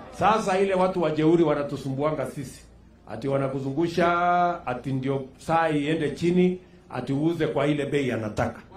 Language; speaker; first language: Swahili; non-native, local second language; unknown